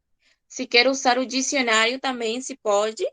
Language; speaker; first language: Portuguese; non-native, fluent; Spanish